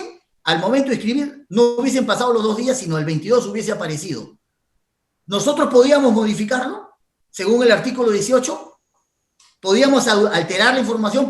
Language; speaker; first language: Spanish; native; Spanish